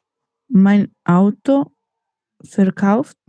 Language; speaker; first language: German; non-native, learner; Macedonian